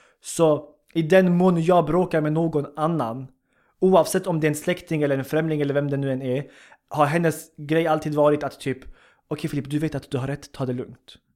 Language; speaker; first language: Swedish; early bilingual, other home language; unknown